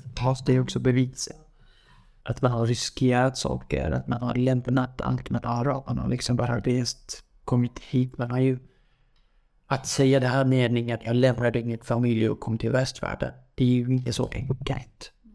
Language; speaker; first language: Swedish; non-native, fluent; Kurdish